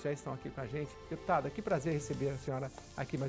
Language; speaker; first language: Portuguese; native; Portuguese